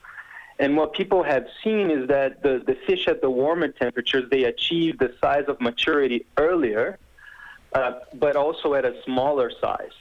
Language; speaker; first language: English; non-native, fluent; Portuguese